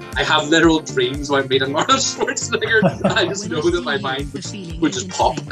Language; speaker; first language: English; native; English